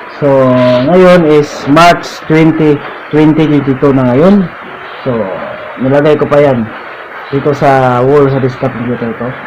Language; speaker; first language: Filipino; non-native, local second language; Cebuano